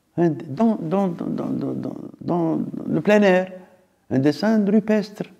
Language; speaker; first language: French; non-native, local second language; Arabic